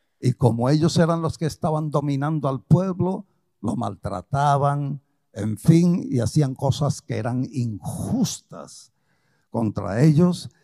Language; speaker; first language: Spanish; early bilingual, other home language; Portuguese